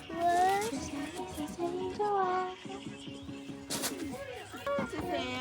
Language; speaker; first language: Korean; native; Korean